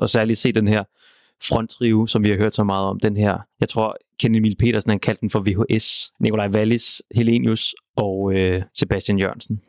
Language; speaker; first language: Danish; native; Danish